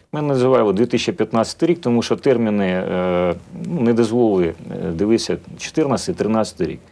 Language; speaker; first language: Ukrainian; native; Ukrainian